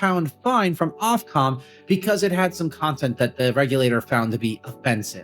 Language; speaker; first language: English; native; English